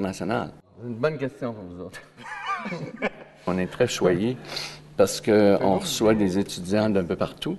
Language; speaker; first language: French; native; French